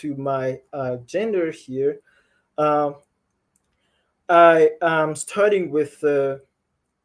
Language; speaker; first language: English; non-native, local second language; Kinyarwanda